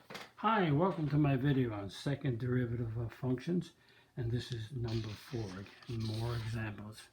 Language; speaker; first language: English; native; English